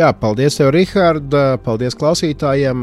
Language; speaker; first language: Latvian; native; Latvian